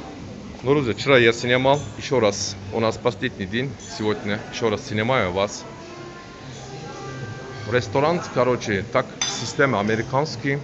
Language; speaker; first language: Russian; non-native, learner; Turkish